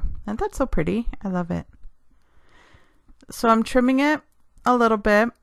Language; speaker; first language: English; native; English